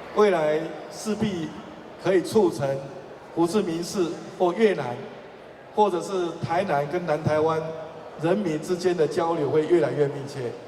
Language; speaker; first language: Chinese; native; Chinese